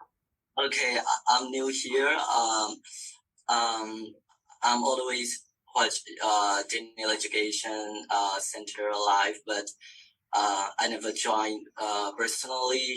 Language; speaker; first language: English; non-native, learner; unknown